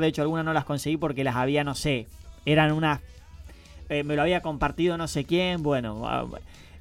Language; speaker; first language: Spanish; native; Spanish